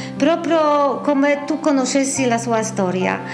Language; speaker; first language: Italian; non-native, fluent; Polish